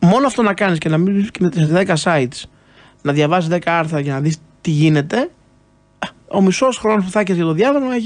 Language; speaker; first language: Greek; native; Greek